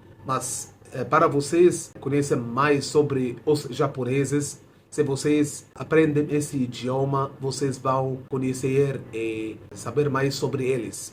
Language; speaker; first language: Portuguese; non-native, fluent; Arabic